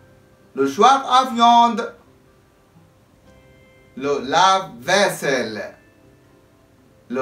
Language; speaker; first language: French; non-native, fluent; Arabic